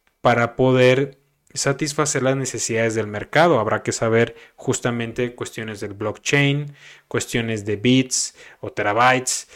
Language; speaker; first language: Spanish; native; Spanish